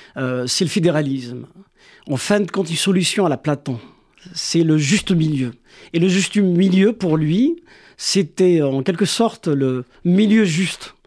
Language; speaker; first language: French; non-native, local second language; Kabyle